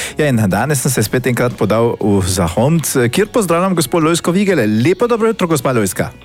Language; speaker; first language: Slovenian; native; Slovenian